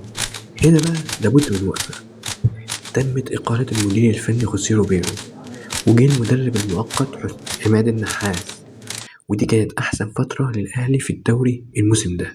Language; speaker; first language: Arabic; native; Arabic